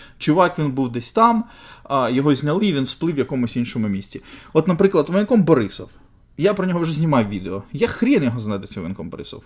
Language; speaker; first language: Ukrainian; native; Ukrainian